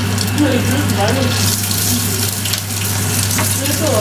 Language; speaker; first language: Indonesian; non-native, learner; Russian